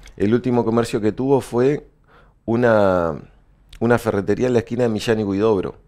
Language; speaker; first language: Spanish; native; Spanish